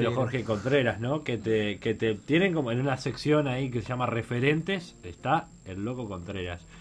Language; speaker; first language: Spanish; native; Spanish